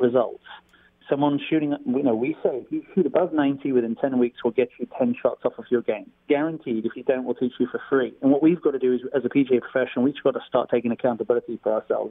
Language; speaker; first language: English; native; English